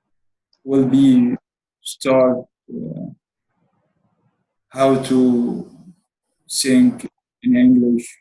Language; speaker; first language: English; non-native, learner; Arabic